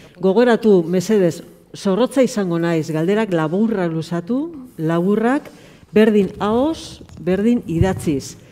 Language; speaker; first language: Basque; native; Basque